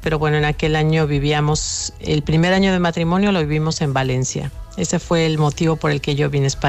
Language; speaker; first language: Spanish; native; Spanish